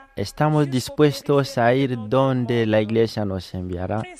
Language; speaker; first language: Spanish; non-native, fluent; French